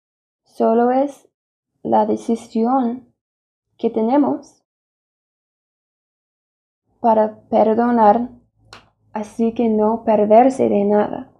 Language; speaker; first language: Spanish; non-native, fluent; English